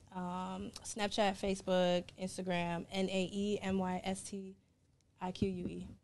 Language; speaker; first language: English; native; English